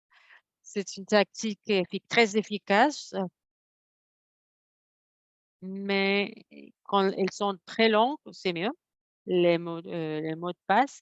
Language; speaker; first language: French; non-native, fluent; Spanish